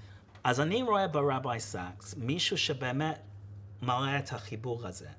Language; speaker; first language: Hebrew; non-native, fluent; English